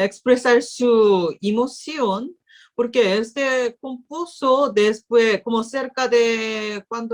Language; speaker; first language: Spanish; non-native, learner; Korean